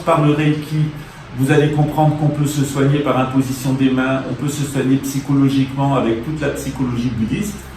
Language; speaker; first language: French; native; French